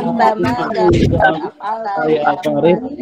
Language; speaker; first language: Arabic; non-native, learner; Indonesian